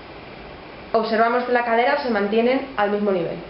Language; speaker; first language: Spanish; native; Spanish